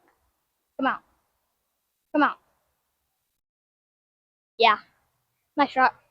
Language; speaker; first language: English; native; English